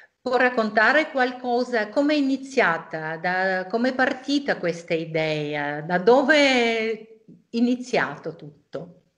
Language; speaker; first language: Italian; non-native, fluent; Russian